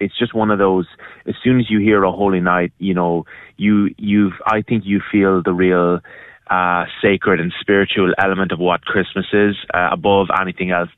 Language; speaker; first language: English; native; English